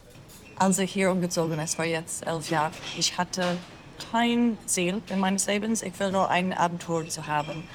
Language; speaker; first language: German; non-native, learner; English